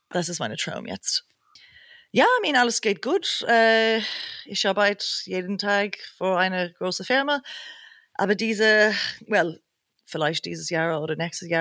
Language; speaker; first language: German; non-native, learner; English